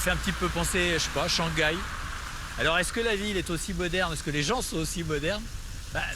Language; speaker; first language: French; native; French